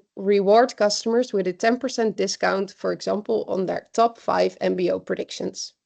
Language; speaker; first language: English; non-native, fluent; Dutch